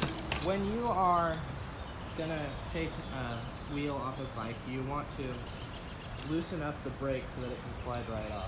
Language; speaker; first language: English; native; English